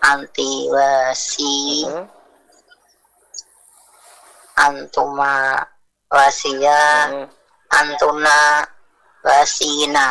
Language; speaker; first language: Arabic; non-native, learner; Indonesian